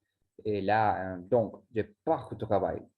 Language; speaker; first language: French; non-native, learner; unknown